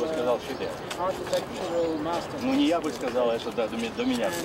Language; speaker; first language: Russian; native; Russian